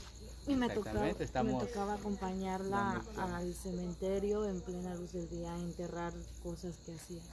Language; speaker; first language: Spanish; native; Spanish